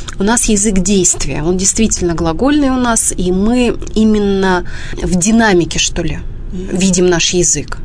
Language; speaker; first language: Russian; native; Russian